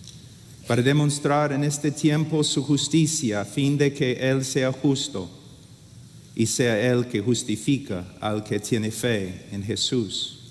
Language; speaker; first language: Spanish; non-native, fluent; English